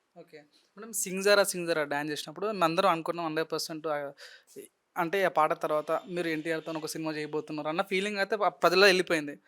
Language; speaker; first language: Telugu; native; Telugu